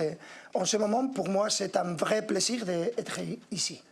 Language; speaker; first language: French; non-native, fluent; Spanish